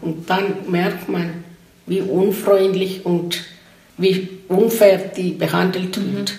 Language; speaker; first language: German; non-native, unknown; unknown